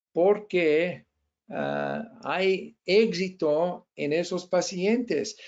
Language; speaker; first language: Spanish; non-native, fluent; English